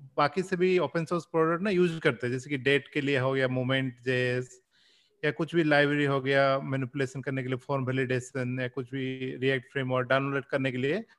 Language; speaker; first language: Hindi; non-native, local second language; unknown